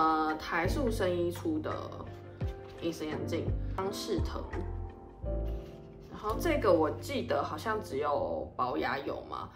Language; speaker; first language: Chinese; native; Chinese